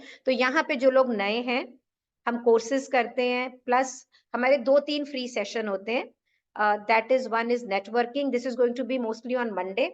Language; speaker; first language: Hindi; native; Hindi